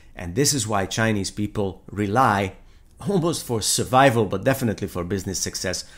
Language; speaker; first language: English; non-native, fluent; Hungarian